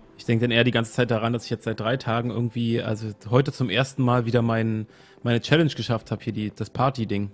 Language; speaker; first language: German; native; German